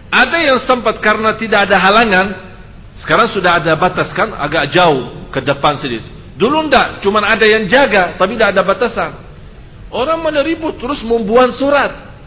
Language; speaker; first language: Indonesian; non-native, fluent; Arabic